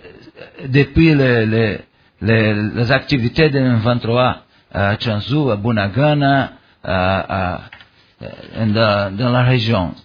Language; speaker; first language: French; non-native, learner; Portuguese